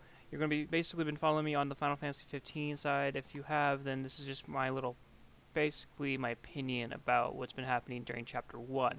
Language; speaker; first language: English; native; English